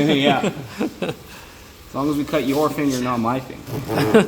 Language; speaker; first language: English; native; English